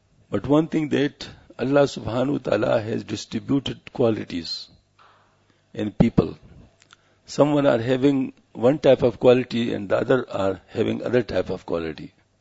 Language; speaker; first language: English; non-native, local second language; Pashto